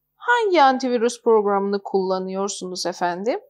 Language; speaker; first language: Turkish; non-native, fluent; Persian